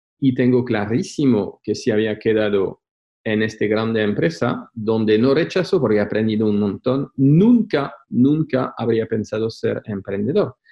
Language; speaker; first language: Spanish; non-native, fluent; French